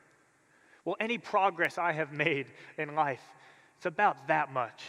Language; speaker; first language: English; native; English